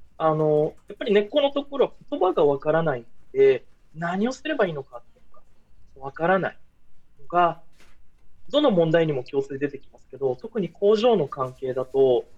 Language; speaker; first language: Japanese; early bilingual, other home language; Portuguese